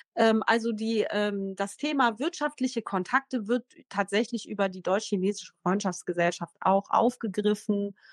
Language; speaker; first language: German; native; German